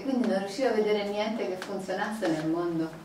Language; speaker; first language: Italian; native; Italian